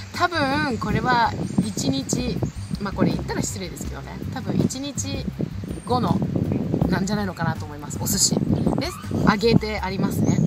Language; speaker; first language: Japanese; native; Japanese